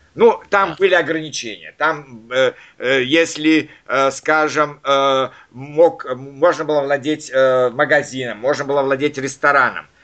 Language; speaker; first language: Russian; native; Russian